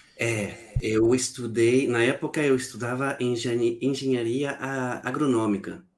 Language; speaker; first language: Portuguese; non-native, fluent; French